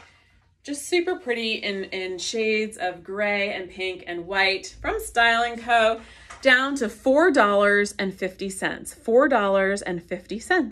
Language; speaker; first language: English; native; English